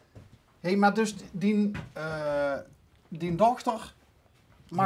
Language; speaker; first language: Dutch; native; Dutch